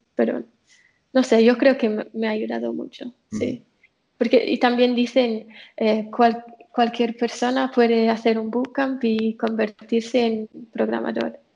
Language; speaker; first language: Spanish; non-native, fluent; English